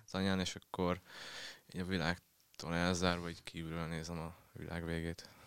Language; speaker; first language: Hungarian; native; Hungarian